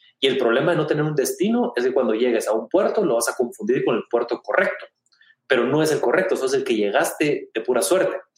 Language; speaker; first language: Spanish; native; Spanish